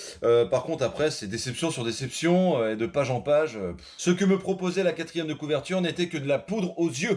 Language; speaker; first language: French; native; French